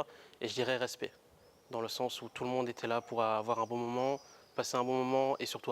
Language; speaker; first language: French; native; French